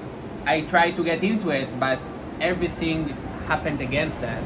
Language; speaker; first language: English; non-native, fluent; Hebrew